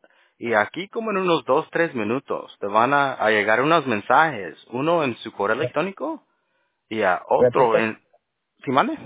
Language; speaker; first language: Spanish; early bilingual, heritage; Spanish